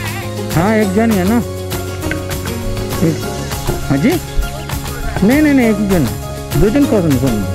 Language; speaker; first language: Hindi; non-native, local second language; Bangla